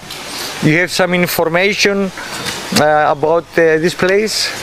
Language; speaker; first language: English; non-native, learner; Greek